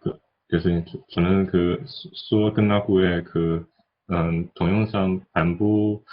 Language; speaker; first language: Korean; non-native, learner; Chinese